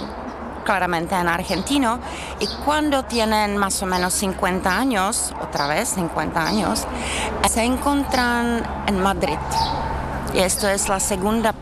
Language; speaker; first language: Spanish; non-native, learner; Czech